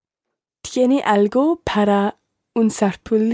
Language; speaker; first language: Spanish; non-native, learner; English